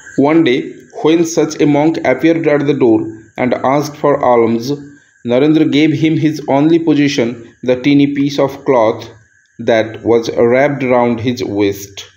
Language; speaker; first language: English; non-native, local second language; Bangla